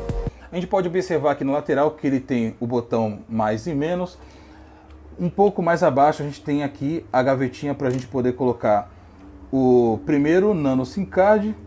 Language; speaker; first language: Portuguese; native; Portuguese